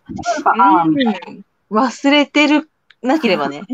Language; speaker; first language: Japanese; native; Japanese